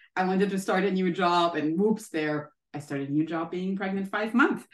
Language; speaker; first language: English; non-native, fluent; German